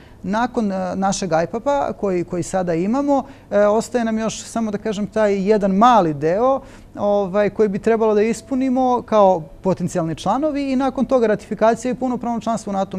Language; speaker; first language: Bosnian; native; Bosnian